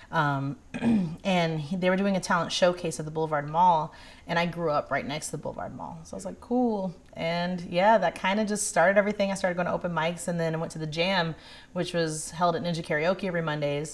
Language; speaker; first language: English; native; English